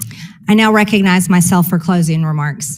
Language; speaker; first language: English; native; English